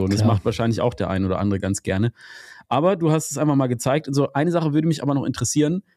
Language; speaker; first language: German; native; German